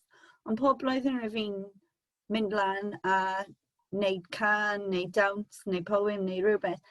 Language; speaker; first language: Welsh; non-native, local second language; English